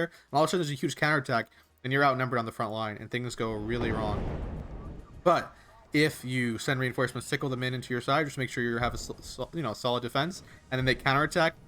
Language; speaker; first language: English; native; English